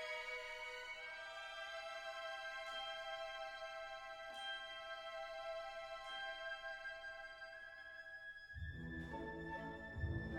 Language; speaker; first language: English; native; English